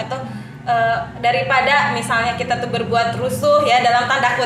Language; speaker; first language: Indonesian; native; Indonesian